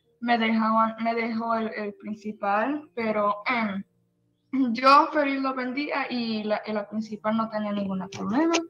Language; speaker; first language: Spanish; early bilingual, heritage; Spanish